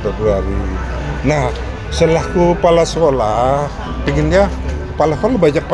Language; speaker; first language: Indonesian; native; Indonesian